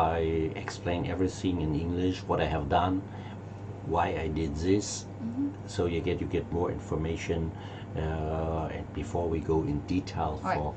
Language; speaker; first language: English; non-native, learner; German